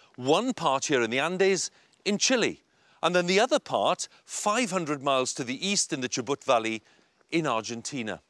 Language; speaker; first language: English; non-native, local second language; Welsh